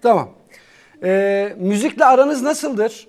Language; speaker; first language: Turkish; native; Turkish